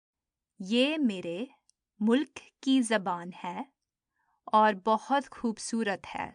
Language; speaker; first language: Hindi; early bilingual, heritage; Urdu